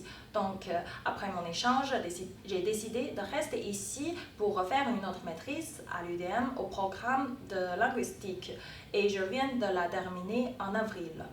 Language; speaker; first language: French; non-native, fluent; Chinese